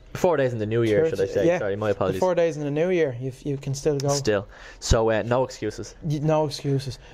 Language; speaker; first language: English; native; English